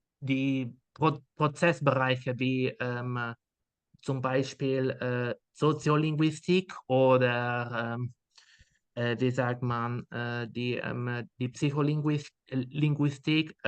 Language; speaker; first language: German; non-native, learner; Dutch